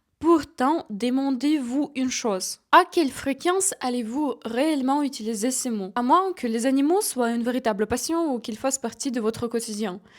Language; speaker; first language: French; non-native, fluent; Ukrainian